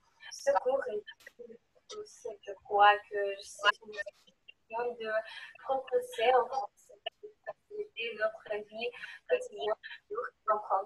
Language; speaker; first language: French; non-native, learner; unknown